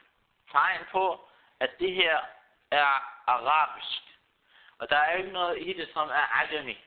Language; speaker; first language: Danish; non-native, fluent; Arabic